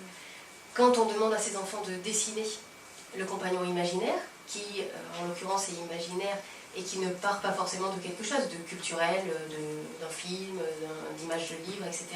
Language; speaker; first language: French; native; French